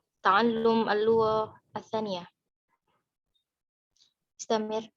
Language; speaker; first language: Arabic; non-native, learner; Indonesian